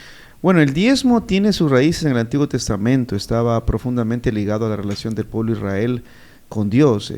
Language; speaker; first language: Spanish; native; Spanish